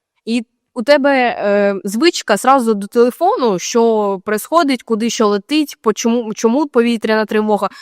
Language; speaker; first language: Ukrainian; native; Ukrainian